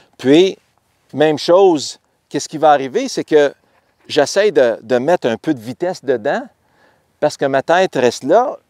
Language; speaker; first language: French; native; French